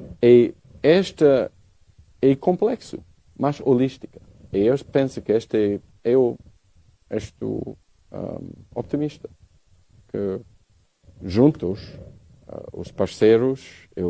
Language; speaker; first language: Portuguese; non-native, learner; English